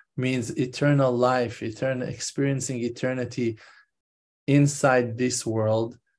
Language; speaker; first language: English; non-native, fluent; Hebrew